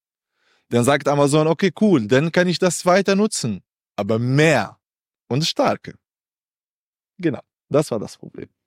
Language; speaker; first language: German; non-native, learner; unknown